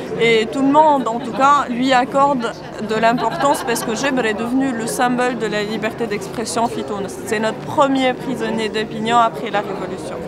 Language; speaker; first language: French; non-native, local second language; Arabic